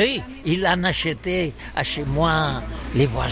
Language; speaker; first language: French; non-native, learner; Catalan